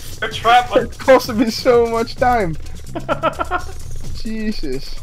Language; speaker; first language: English; non-native, fluent; Dutch